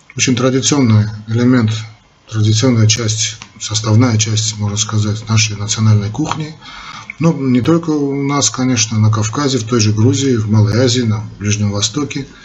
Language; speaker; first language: Russian; non-native, local second language; Armenian